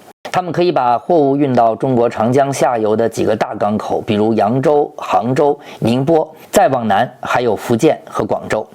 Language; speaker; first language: Chinese; native; Chinese